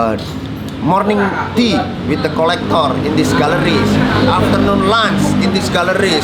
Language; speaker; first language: English; non-native, learner; Indonesian